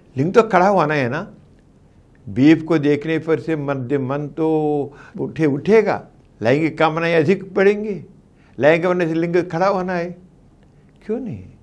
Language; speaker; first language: Hindi; non-native, local second language; Telugu